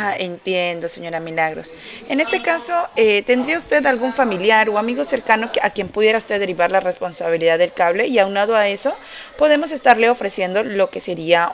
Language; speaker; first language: Spanish; native; Spanish